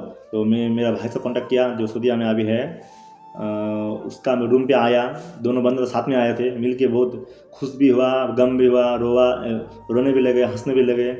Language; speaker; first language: Hindi; non-native, local second language; Bangla